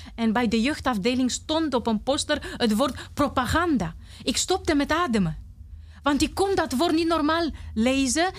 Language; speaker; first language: Dutch; non-native, fluent; Romanian